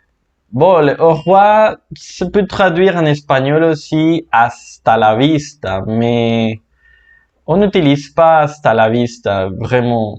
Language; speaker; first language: French; non-native, fluent; Spanish